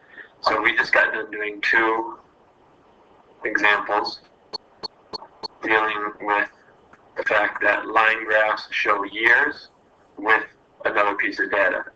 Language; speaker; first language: English; native; English